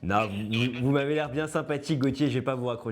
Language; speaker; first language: French; native; French